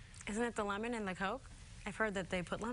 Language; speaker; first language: English; native; English